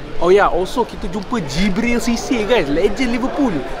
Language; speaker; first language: English; non-native, local second language; Malay